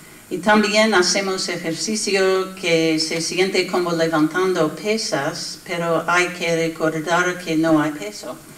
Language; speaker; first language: Spanish; non-native, learner; English